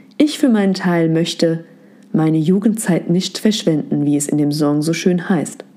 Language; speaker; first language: German; native; German